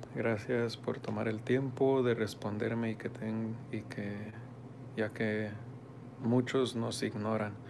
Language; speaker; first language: Spanish; early bilingual, heritage; Spanish